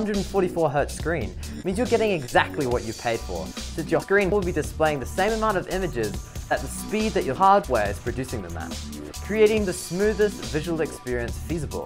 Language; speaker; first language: English; native; English